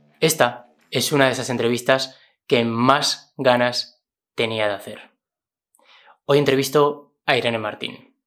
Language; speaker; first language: Spanish; native; Spanish